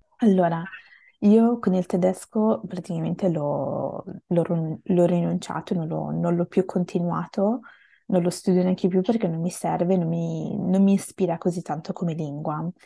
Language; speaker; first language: Italian; early bilingual, other home language; Bangla